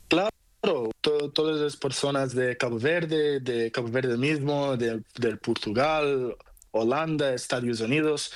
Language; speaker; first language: Spanish; non-native, learner; Portuguese